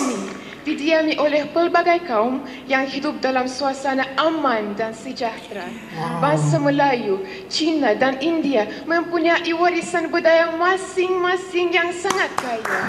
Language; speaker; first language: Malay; non-native, learner; Russian